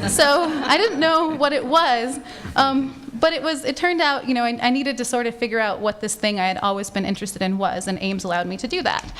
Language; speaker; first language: English; native; English